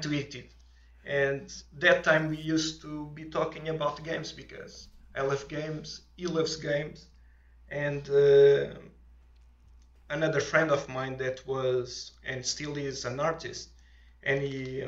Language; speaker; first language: English; non-native, fluent; Portuguese